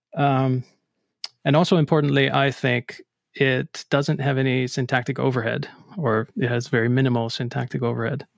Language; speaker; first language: English; non-native, fluent; Icelandic